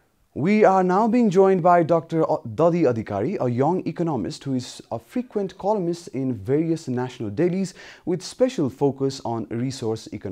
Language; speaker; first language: English; non-native, fluent; Nepali